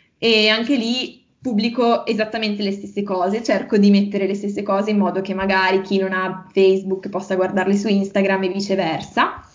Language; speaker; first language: Italian; native; Italian